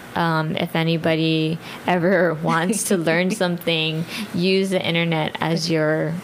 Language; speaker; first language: English; early bilingual, other home language; Filipino